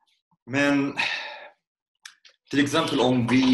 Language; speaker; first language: Swedish; non-native, fluent; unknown